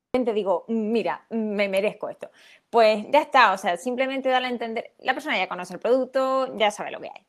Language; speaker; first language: Spanish; native; Spanish